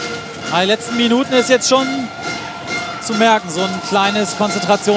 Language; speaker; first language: German; native; German